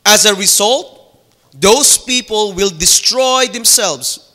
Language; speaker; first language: English; non-native, local second language; Filipino